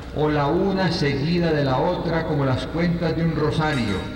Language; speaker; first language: Spanish; native; Spanish